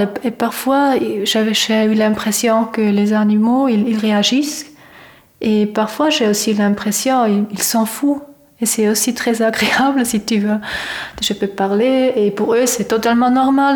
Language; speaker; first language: French; non-native, fluent; German